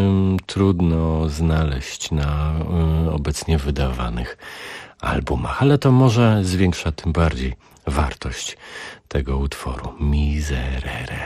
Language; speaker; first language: Polish; native; Polish